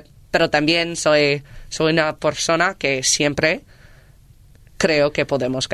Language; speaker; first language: Spanish; non-native, learner; English